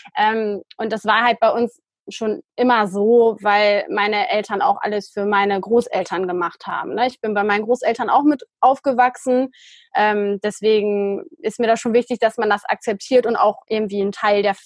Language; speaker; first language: German; native; German